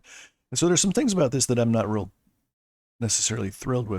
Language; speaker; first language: English; native; English